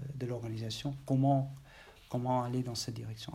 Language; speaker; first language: French; non-native, fluent; Dutch